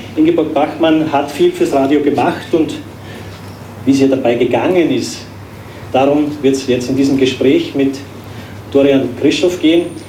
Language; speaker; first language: German; native; German